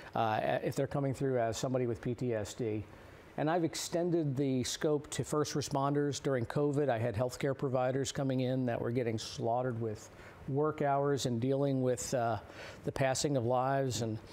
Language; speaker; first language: English; native; English